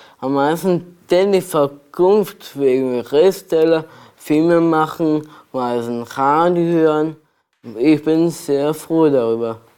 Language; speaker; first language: German; non-native, learner; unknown